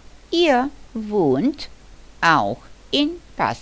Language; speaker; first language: German; non-native, fluent; Bulgarian